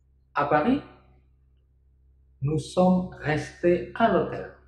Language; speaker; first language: French; non-native, fluent; Indonesian